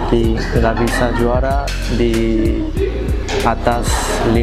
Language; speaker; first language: Indonesian; non-native, learner; Korean